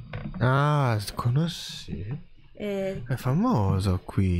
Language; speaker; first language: Italian; non-native, learner; Japanese